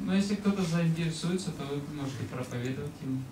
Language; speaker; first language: Russian; native; Russian